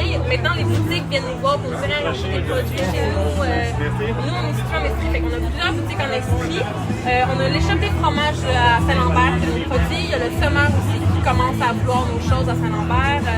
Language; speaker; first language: French; native; French